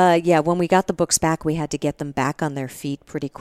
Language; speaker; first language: English; native; English